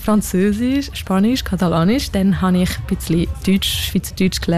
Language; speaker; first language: German; non-native, local second language; French